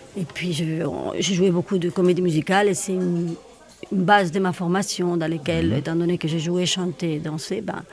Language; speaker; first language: French; non-native, fluent; Spanish